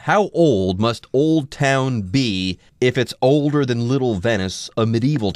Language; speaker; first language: English; native; English